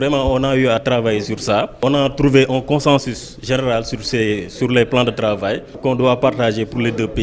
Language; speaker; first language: French; non-native, local second language; Wolof